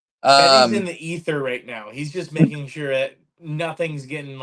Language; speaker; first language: English; native; English